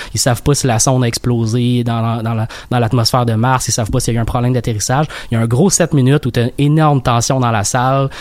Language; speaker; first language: French; native; French